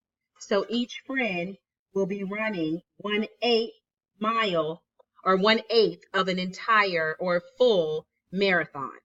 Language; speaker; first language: English; native; English